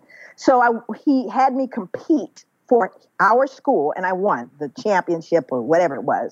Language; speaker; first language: English; native; English